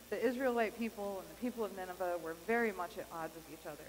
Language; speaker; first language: English; native; English